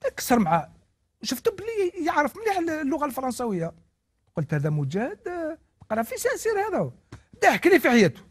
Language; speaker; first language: Arabic; non-native, local second language; Kabyle